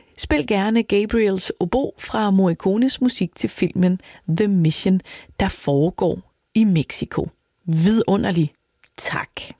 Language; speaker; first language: Danish; native; Danish